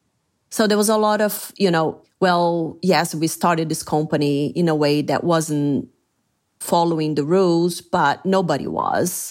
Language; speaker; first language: English; non-native, fluent; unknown